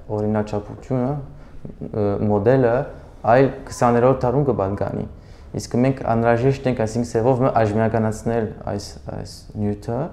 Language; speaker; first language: Armenian; early bilingual, heritage; Armenian